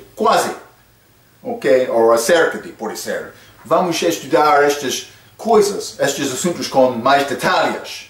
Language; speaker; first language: Portuguese; non-native, fluent; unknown